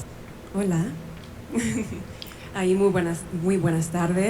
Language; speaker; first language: Spanish; non-native, fluent; English